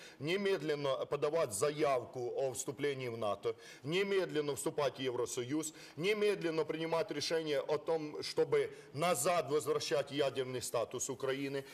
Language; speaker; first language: Russian; non-native, local second language; Ukrainian